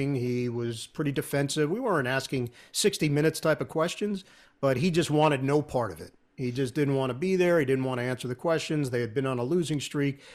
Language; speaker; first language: English; native; English